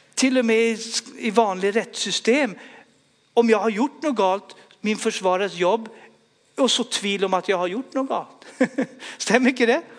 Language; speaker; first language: Swedish; native; Swedish